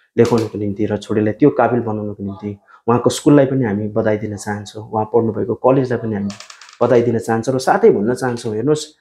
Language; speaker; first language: Nepali; native; Nepali